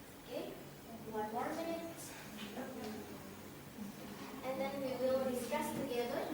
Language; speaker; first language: English; non-native, fluent; Indonesian